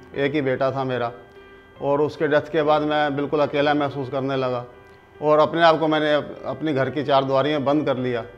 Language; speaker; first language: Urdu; non-native, local second language; Punjabi